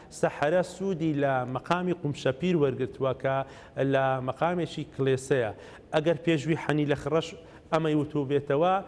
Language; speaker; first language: Central Kurdish; native; Central Kurdish